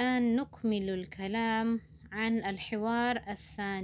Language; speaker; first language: Arabic; non-native, fluent; Indonesian